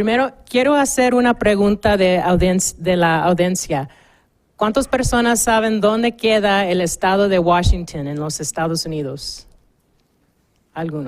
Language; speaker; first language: Spanish; non-native, learner; English